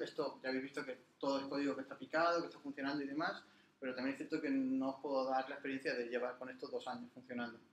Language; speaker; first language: Spanish; native; Spanish